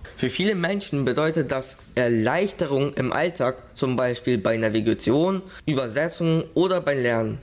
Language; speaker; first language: German; early bilingual, other home language; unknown